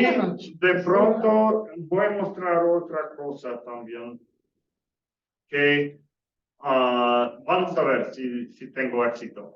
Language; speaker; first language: Spanish; non-native, fluent; English